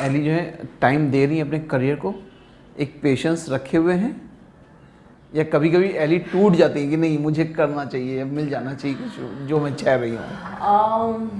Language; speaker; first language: Hindi; native; Hindi